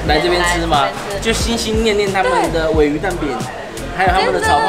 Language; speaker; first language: Chinese; native; Chinese